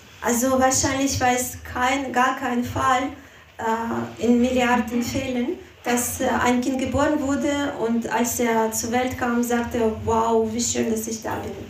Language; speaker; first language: German; non-native, learner; Russian